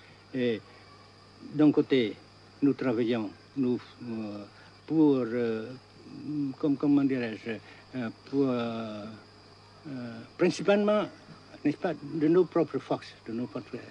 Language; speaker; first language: French; non-native, fluent; Vietnamese